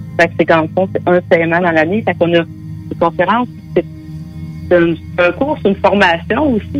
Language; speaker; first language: French; native; French